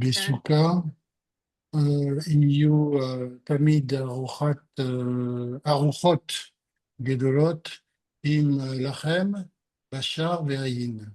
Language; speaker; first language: Hebrew; non-native, learner; French